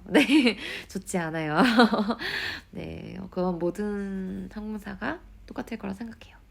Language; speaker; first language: Korean; native; Korean